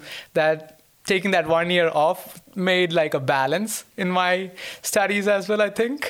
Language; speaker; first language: English; non-native, local second language; Malayalam